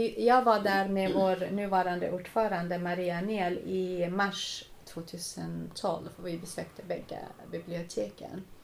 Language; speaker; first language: Swedish; non-native, fluent; Arabic